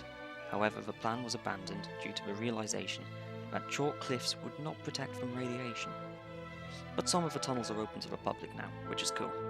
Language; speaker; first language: English; native; English